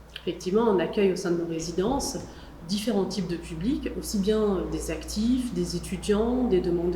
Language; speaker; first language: French; native; French